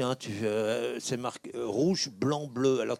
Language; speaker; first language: French; native; French